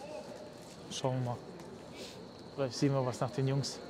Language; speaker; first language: German; native; German